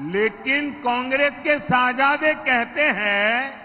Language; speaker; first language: Hindi; non-native, local second language; Gujarati